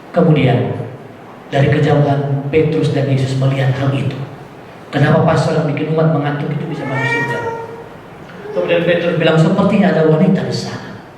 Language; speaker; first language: Indonesian; non-native, local second language; Batak Toba